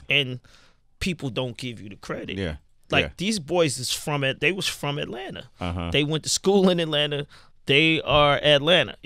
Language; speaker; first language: English; native; English